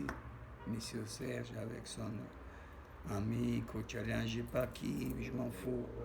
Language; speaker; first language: French; non-native, learner; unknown